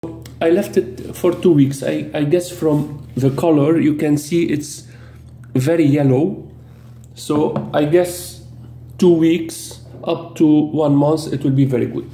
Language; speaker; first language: English; non-native, fluent; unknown